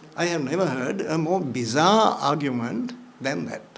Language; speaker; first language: English; non-native, local second language; Sinhala